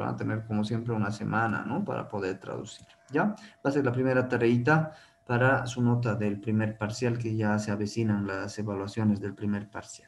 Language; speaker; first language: Spanish; native; Spanish